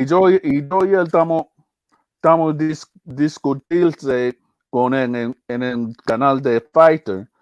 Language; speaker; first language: Spanish; early bilingual, heritage; English